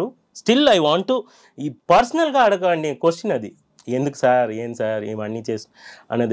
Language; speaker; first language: Telugu; non-native, fluent; Tamil